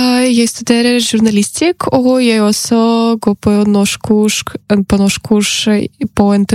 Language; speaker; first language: Norwegian; non-native, learner; Ukrainian